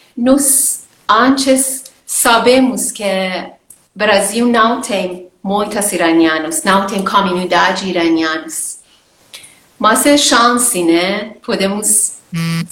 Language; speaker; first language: Portuguese; non-native, learner; Persian